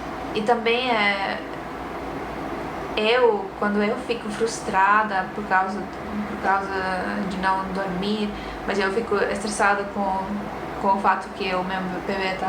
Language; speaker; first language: Portuguese; non-native, fluent; Estonian